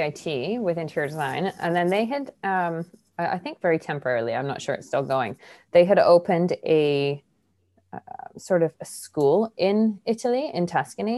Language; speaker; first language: English; native; English